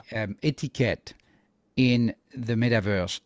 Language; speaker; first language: English; non-native, fluent; French